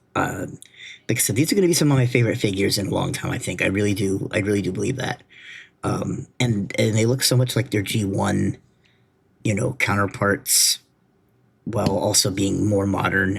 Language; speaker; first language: English; native; English